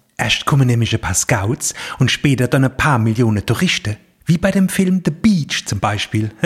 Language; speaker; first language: German; native; German